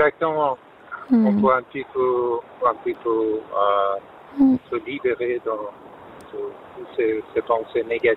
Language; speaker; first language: French; non-native, fluent; Persian